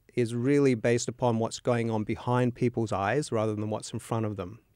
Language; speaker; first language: English; native; English